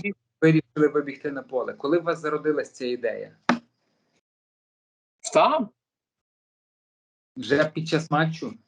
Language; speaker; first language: Ukrainian; native; Ukrainian